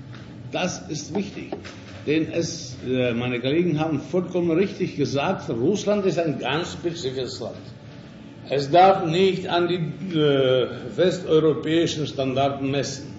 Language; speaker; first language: German; non-native, fluent; Russian